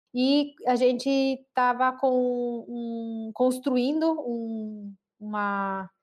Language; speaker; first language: Portuguese; non-native, fluent; Italian